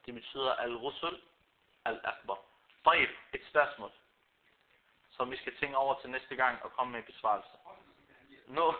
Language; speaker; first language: Danish; non-native, fluent; Arabic